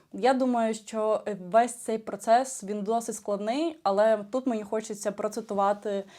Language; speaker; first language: Ukrainian; non-native, local second language; Russian